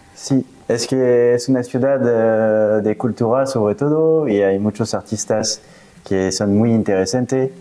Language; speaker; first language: Spanish; non-native, fluent; French